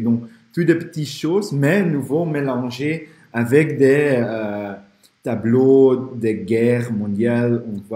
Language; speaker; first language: French; non-native, fluent; Dutch